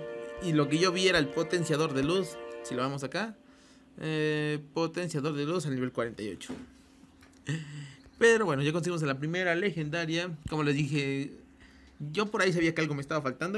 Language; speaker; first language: Spanish; native; Spanish